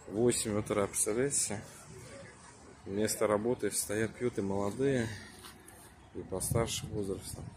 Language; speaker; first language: Russian; native; Russian